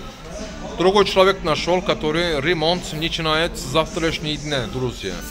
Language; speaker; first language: Russian; non-native, learner; Turkish